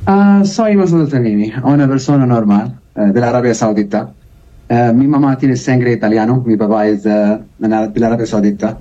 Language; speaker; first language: Spanish; non-native, learner; Arabic